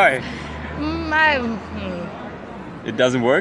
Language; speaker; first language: English; non-native, fluent; German